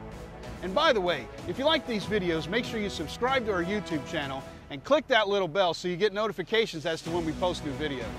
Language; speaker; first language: English; native; English